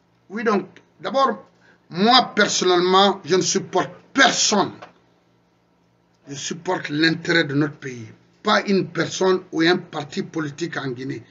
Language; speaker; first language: French; non-native, local second language; Susu